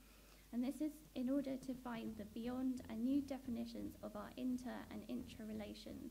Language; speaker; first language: English; native; English